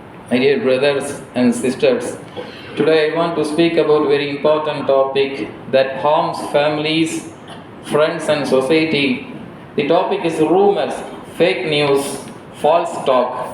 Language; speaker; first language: English; non-native, local second language; Tamil